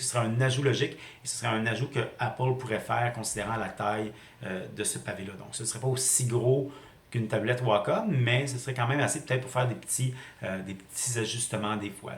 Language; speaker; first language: French; native; French